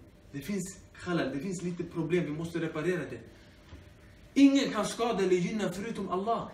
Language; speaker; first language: Swedish; early bilingual, other home language; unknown